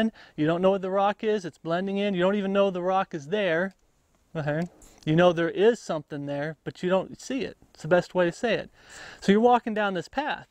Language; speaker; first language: English; native; English